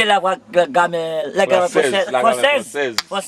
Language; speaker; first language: French; non-native, learner; Haitian Creole